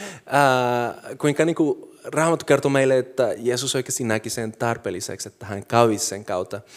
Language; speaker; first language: Finnish; non-native, fluent; Spanish